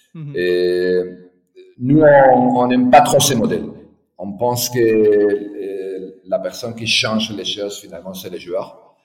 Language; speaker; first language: French; non-native, fluent; Spanish